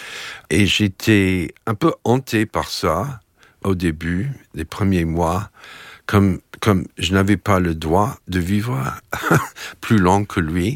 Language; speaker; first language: French; non-native, fluent; English